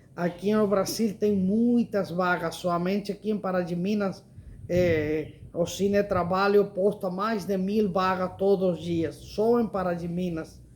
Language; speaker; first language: Portuguese; non-native, learner; Spanish